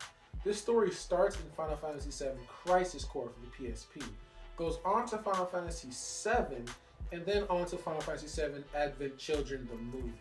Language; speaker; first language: English; native; English